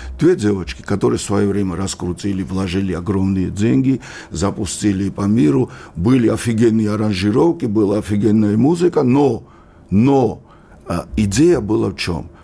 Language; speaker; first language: Russian; non-native, local second language; Georgian